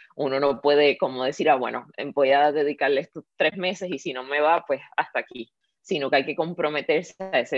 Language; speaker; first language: Spanish; native; Spanish